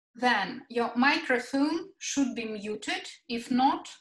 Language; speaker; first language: English; non-native, fluent; Latvian